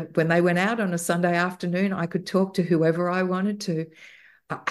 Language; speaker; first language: English; native; English